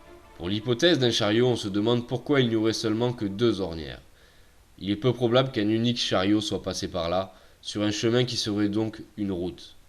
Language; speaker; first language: French; native; French